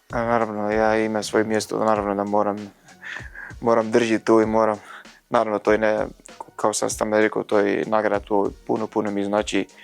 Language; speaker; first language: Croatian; non-native, learner; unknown